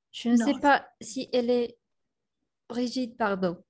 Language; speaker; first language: French; non-native, learner; Spanish